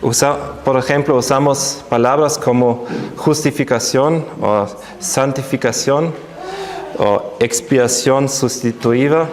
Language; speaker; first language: Spanish; non-native, fluent; German